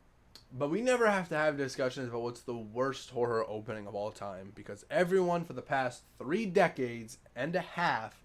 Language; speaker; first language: English; native; English